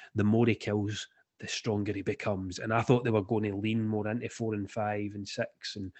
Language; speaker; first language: English; native; English